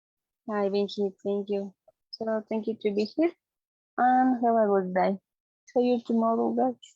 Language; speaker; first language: English; non-native, learner; Spanish